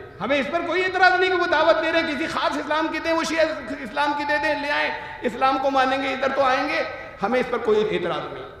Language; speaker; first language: Urdu; native; Urdu